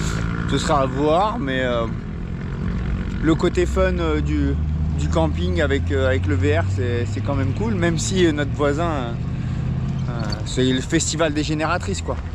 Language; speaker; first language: French; native; French